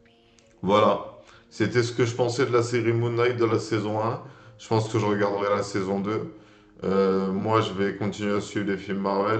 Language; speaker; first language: French; native; French